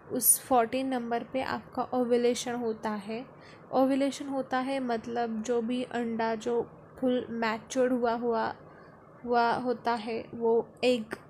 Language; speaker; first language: Hindi; non-native, local second language; Marathi